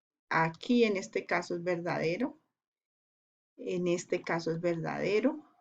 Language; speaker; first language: Spanish; native; Spanish